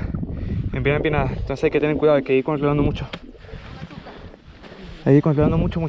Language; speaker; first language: Spanish; native; Spanish